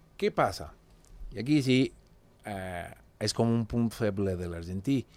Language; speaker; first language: Catalan; non-native, fluent; Spanish